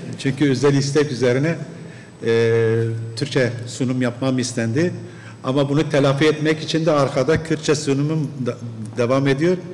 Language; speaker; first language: Turkish; non-native, local second language; Kurdish